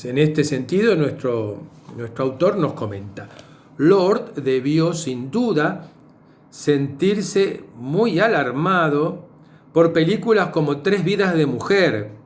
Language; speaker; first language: Spanish; native; Spanish